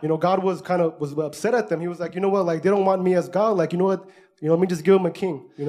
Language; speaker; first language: English; early bilingual, other home language; Spanish